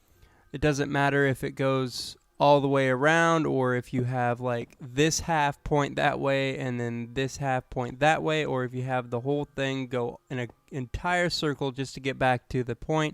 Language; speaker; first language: English; native; English